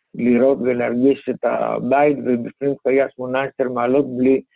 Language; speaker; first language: Hebrew; non-native, fluent; Greek